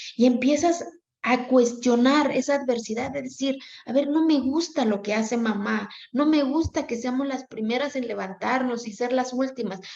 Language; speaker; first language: Spanish; non-native, local second language; Zapotec